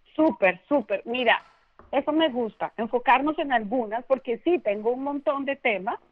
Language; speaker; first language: Spanish; native; Spanish